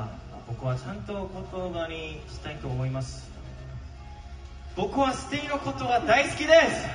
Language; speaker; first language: Japanese; non-native, learner; Korean